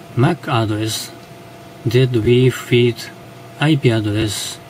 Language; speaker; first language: English; non-native, learner; Japanese